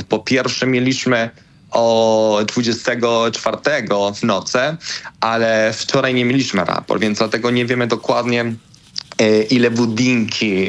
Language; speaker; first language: Polish; non-native, learner; Spanish